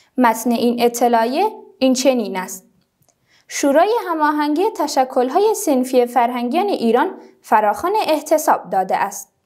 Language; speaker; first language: Persian; non-native, local second language; Kurdish